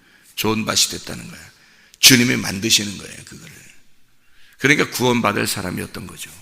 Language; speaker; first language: Korean; native; Korean